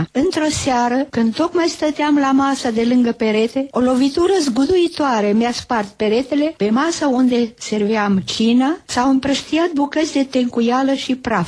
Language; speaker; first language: Romanian; native; Romanian